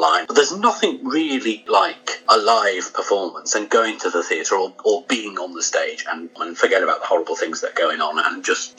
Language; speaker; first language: English; native; English